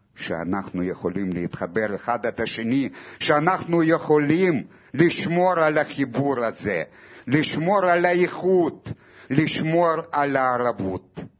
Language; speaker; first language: Hebrew; non-native, fluent; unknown